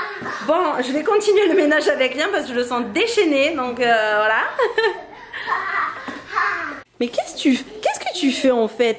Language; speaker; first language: French; native; French